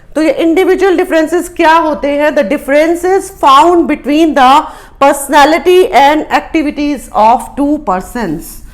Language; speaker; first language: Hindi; native; Hindi